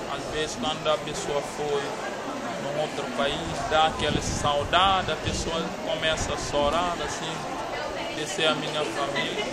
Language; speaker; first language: Portuguese; non-native, local second language; Upper Guinea Crioulo